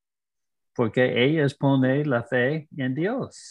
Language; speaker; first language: Spanish; non-native, learner; English